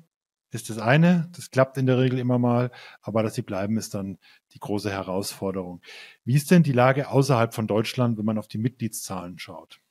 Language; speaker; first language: German; native; German